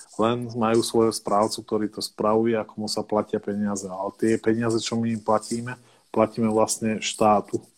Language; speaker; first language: Slovak; native; Slovak